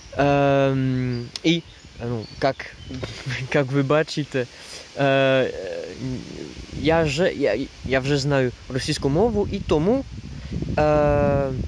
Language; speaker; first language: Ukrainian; non-native, learner; French